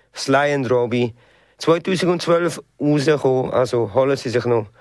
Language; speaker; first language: German; native; German